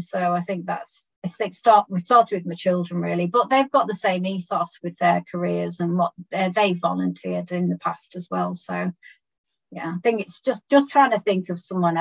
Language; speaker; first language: English; native; English